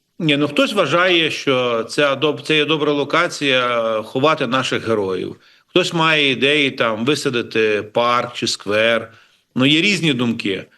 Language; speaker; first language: Ukrainian; native; Ukrainian